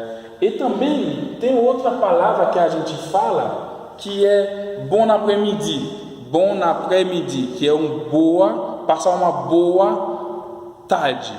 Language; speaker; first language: Portuguese; non-native, fluent; Haitian Creole